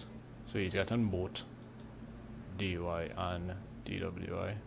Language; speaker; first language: English; native; English